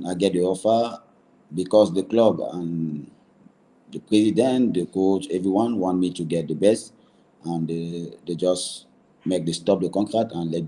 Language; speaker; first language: English; non-native, learner; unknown